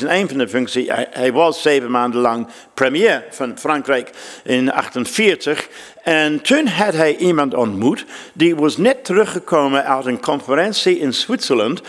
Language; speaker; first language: Dutch; non-native, fluent; English